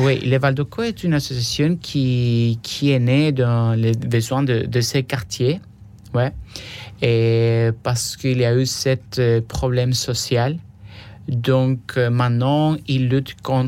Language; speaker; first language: French; non-native, fluent; Spanish